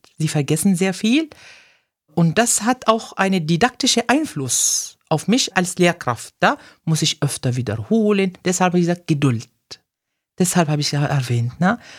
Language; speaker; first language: German; non-native, fluent; Arabic